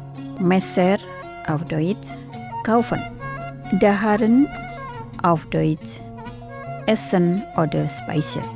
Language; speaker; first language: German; non-native, fluent; Indonesian